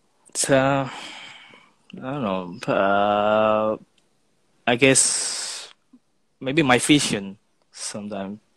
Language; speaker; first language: English; non-native, fluent; Indonesian